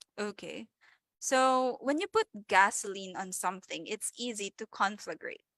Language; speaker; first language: English; non-native, local second language; Filipino